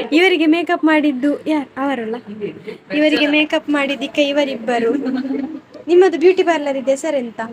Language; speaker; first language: Kannada; non-native, local second language; Tulu